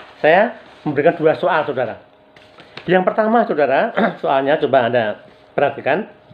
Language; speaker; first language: Indonesian; non-native, local second language; Javanese